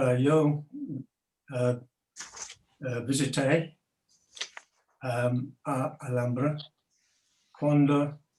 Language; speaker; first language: Spanish; non-native, learner; English